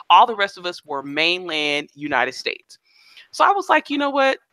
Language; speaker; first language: English; native; English